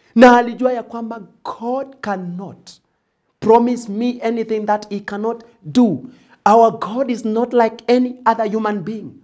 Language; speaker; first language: English; non-native, local second language; Swahili